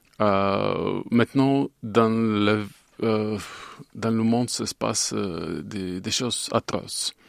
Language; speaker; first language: French; non-native, fluent; Bulgarian